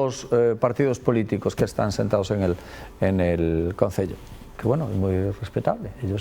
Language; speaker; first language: Spanish; native; Spanish